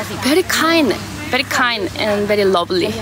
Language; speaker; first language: English; non-native, learner; Thai